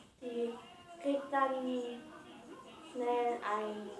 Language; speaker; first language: German; native; German